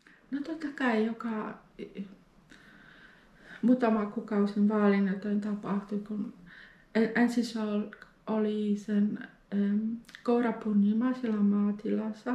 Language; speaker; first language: Finnish; non-native, fluent; Polish